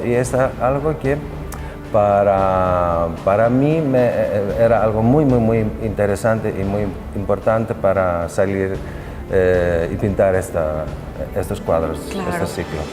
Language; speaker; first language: Spanish; non-native, fluent; Greek